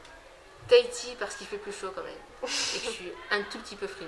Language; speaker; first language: French; native; French